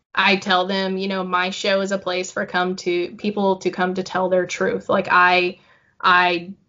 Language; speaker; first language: English; native; English